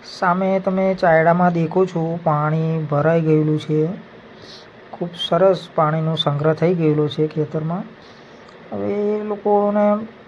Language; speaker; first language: Gujarati; native; Gujarati